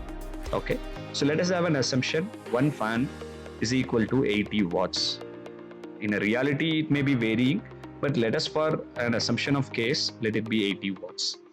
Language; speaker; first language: English; non-native, local second language; Tamil